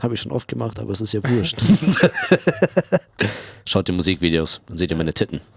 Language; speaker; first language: German; native; German